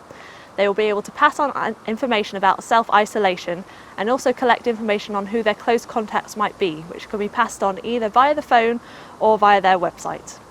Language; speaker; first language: English; native; English